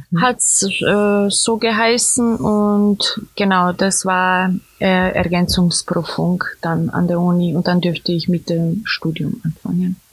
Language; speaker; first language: German; non-native, fluent; Serbian